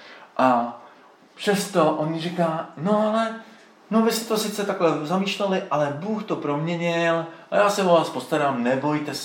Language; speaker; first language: Czech; native; Czech